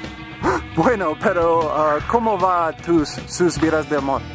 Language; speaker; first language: Spanish; non-native, learner; English